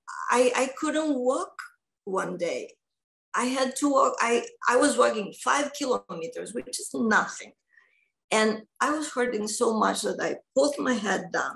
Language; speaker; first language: English; non-native, fluent; Greek